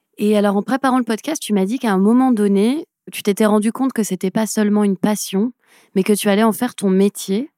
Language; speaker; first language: French; native; French